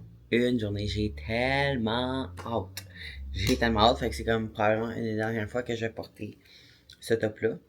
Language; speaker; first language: French; native; French